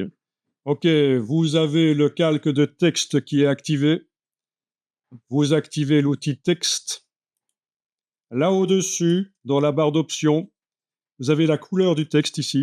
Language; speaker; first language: French; native; French